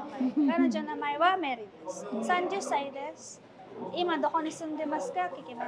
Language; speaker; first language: Japanese; non-native, fluent; Filipino